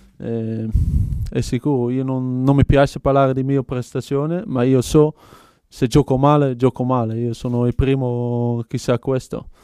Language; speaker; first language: Italian; non-native, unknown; Dutch